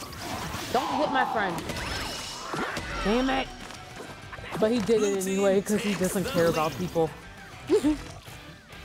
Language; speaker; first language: English; native; English